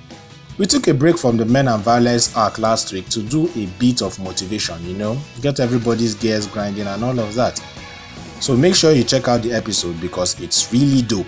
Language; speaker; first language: English; non-native, local second language; Igbo